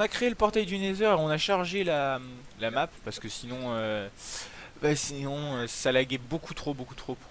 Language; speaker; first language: French; native; French